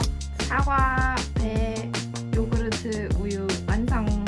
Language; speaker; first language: Korean; native; Korean